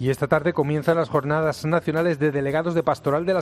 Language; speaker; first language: Spanish; native; Spanish